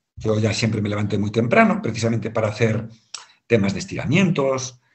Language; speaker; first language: Spanish; native; Spanish